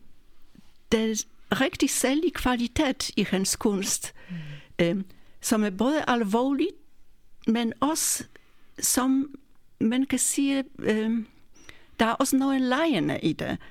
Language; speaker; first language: Danish; non-native, fluent; Polish